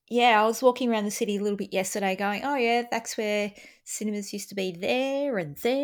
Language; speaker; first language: English; native; English